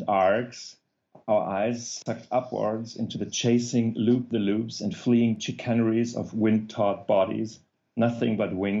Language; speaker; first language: English; non-native, fluent; German